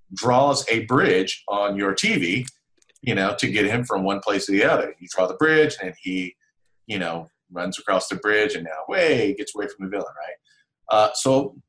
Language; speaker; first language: English; native; English